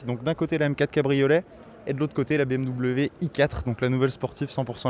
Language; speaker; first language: French; native; French